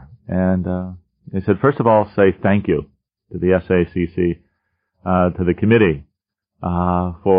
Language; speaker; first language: English; native; English